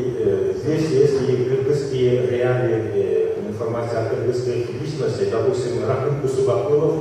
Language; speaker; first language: Russian; non-native, local second language; Kyrgyz